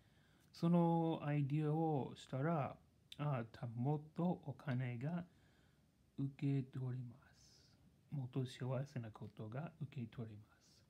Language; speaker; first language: Japanese; non-native, learner; English